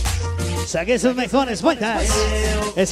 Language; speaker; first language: Spanish; native; Spanish